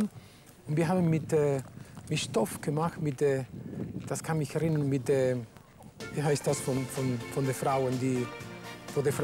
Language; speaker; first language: German; non-native, fluent; Spanish